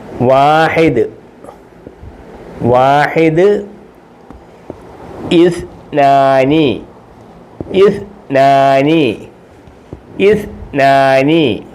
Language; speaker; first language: Arabic; non-native, fluent; Malayalam